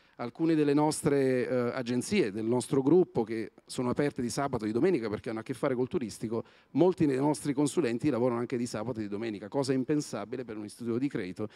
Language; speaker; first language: Italian; native; Italian